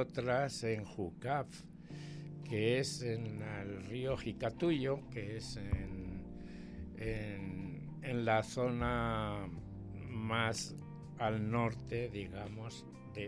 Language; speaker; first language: Spanish; native; Spanish